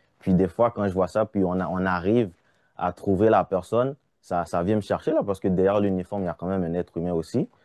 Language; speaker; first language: French; non-native, local second language; Haitian Creole